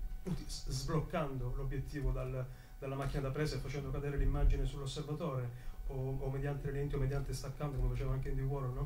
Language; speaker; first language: Italian; native; Italian